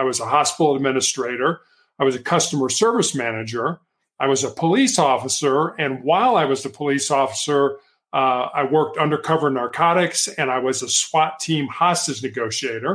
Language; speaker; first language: English; native; English